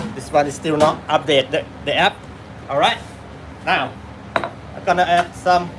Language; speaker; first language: English; non-native, learner; Thai